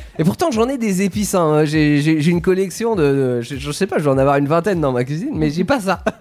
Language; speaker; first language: French; native; French